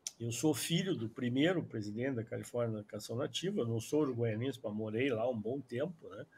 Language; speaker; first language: Portuguese; native; Portuguese